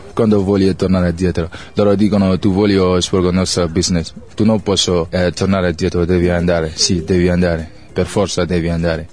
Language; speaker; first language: Italian; non-native, learner; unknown